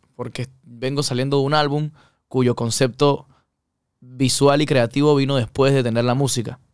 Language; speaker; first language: Spanish; native; Spanish